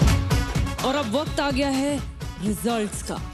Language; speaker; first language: Hindi; native; Hindi